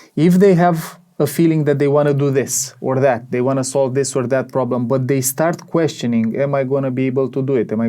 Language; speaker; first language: English; non-native, fluent; Romanian